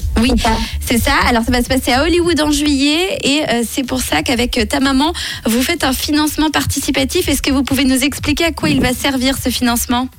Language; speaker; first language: French; native; French